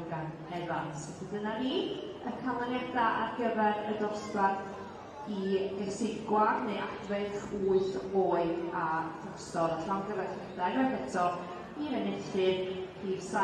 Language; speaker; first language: Welsh; native; Welsh